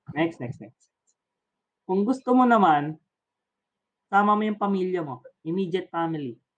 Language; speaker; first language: Filipino; native; Filipino